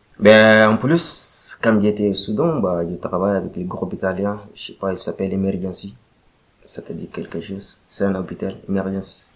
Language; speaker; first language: French; non-native, learner; Arabic